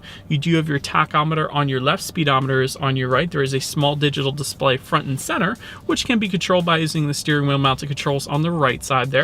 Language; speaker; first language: English; native; English